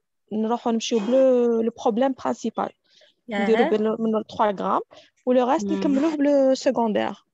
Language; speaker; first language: French; non-native, local second language; Arabic